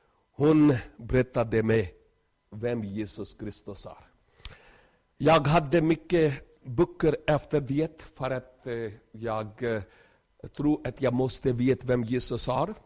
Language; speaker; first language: Swedish; non-native, learner; Urdu